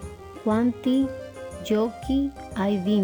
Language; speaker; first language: Italian; non-native, learner; Spanish